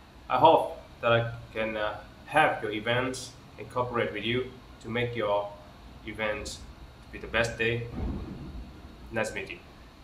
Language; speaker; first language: English; non-native, learner; Vietnamese